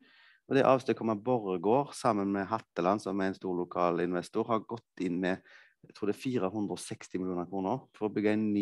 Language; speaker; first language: Norwegian; native; Norwegian